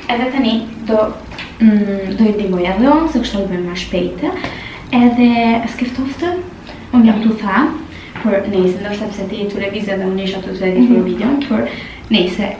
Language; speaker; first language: Albanian; early bilingual, heritage; Albanian